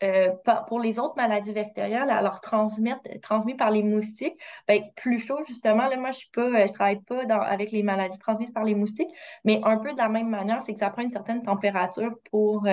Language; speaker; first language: French; native; French